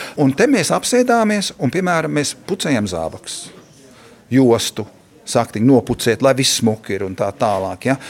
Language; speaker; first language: Latvian; early bilingual, heritage; Latvian